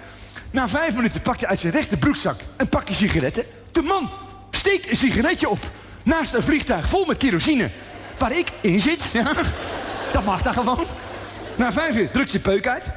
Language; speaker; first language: Dutch; native; Dutch